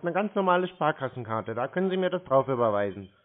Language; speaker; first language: German; native; German